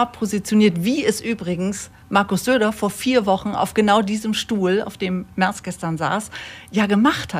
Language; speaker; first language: German; native; German